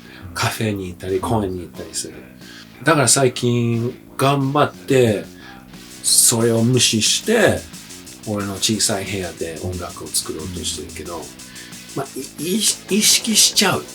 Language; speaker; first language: Japanese; early bilingual, heritage; English